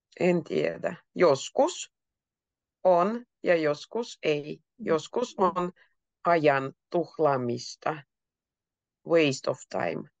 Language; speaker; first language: Finnish; native; Finnish